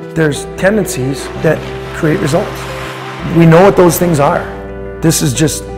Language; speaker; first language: English; native; English